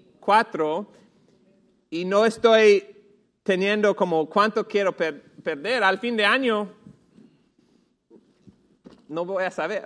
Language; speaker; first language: Spanish; non-native, fluent; English